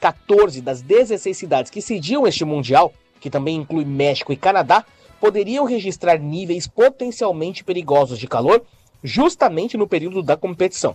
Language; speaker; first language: Portuguese; native; Portuguese